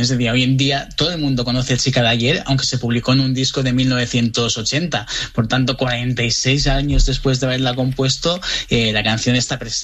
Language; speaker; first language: Spanish; native; Spanish